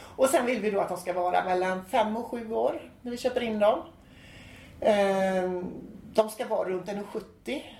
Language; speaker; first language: Swedish; native; Swedish